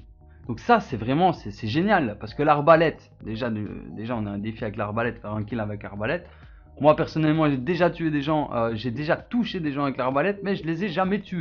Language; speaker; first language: French; native; French